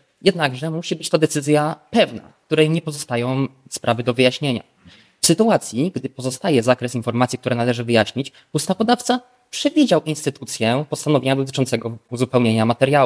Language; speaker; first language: Polish; native; Polish